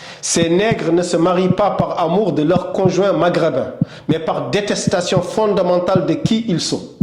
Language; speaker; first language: French; non-native, local second language; Wolof